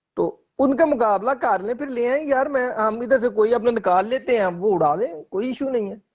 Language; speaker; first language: Urdu; non-native, local second language; Punjabi